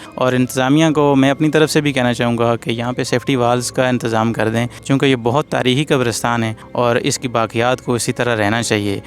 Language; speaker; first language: Urdu; non-native, local second language; Northern Hindko